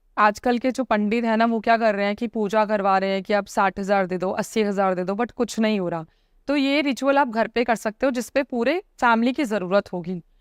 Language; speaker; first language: Hindi; native; Hindi